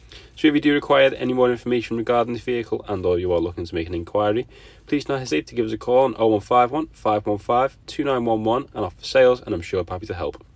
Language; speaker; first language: English; native; English